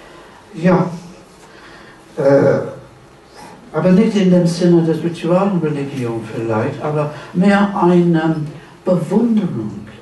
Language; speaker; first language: German; non-native, fluent; English